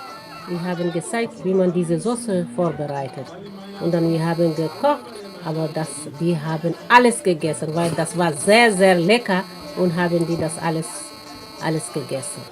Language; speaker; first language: German; non-native, fluent; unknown